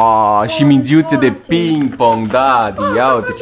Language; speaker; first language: Romanian; native; Romanian